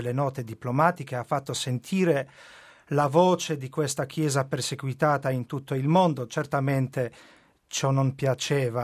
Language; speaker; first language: Italian; non-native, fluent; Polish